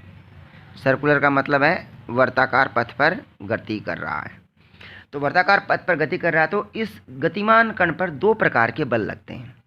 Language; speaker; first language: Hindi; native; Hindi